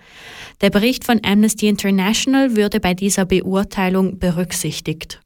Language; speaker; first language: German; native; German